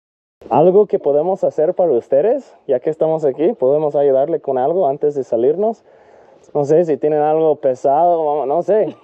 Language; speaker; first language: Spanish; non-native, fluent; English